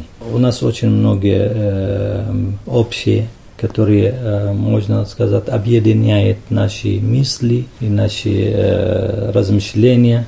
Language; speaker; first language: Russian; non-native, fluent; Arabic